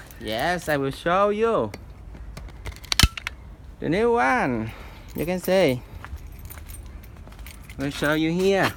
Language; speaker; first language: English; non-native, learner; Vietnamese